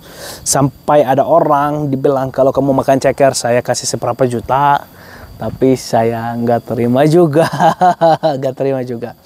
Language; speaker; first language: Indonesian; non-native, fluent; Arabic